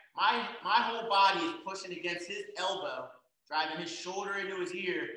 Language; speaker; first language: English; native; English